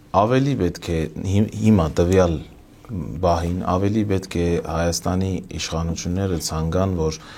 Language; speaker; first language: Armenian; early bilingual, heritage; Armenian